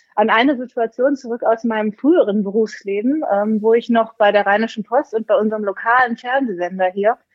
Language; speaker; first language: German; native; German